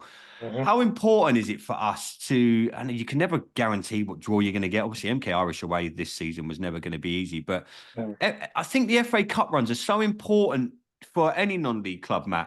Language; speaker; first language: English; native; English